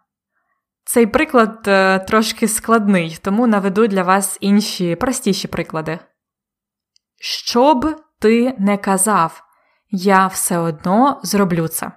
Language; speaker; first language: Ukrainian; native; Ukrainian